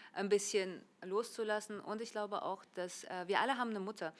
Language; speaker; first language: German; early bilingual, other home language; Russian